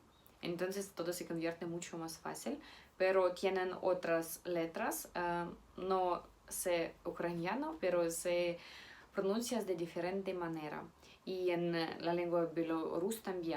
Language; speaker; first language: Spanish; non-native, fluent; Russian